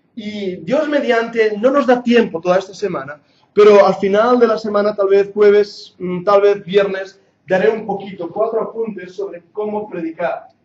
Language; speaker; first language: Spanish; non-native, fluent; English